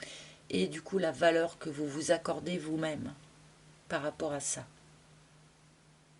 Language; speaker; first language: French; native; French